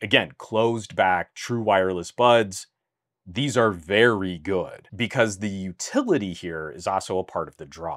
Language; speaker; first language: English; native; English